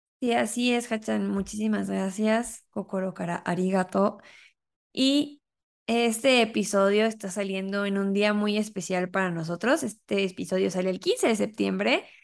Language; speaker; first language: Spanish; native; Spanish